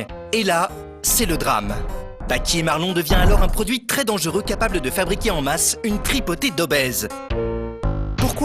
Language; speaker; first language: French; native; French